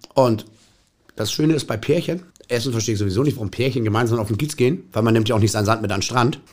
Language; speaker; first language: German; native; German